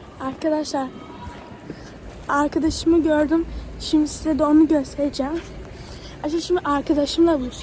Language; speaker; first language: Turkish; early bilingual, heritage; Turkish